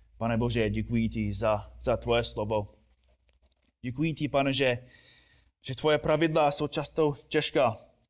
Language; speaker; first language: Czech; non-native, fluent; English